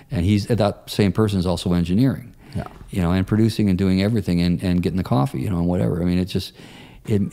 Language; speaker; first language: English; native; English